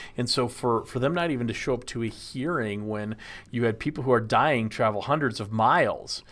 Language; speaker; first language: English; native; English